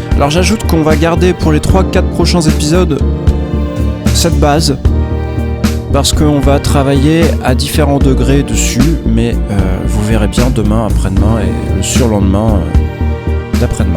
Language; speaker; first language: French; native; French